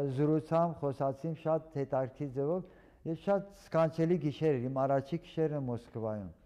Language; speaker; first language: Armenian; early bilingual, heritage; Armenian